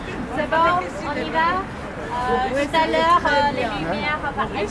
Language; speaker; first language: French; non-native, fluent; Chinese